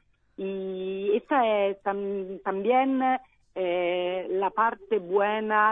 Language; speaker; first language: Spanish; non-native, learner; Italian